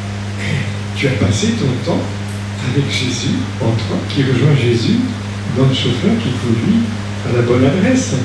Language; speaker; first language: French; native; French